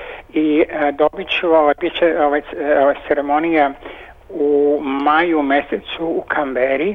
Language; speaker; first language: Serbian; early bilingual, heritage; Serbian